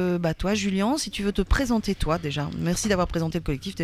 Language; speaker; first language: French; native; French